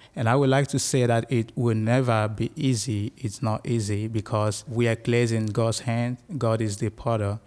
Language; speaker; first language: English; non-native, local second language; Igbo